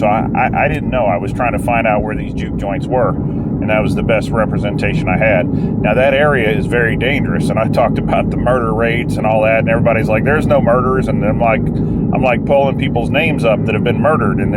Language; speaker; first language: English; native; English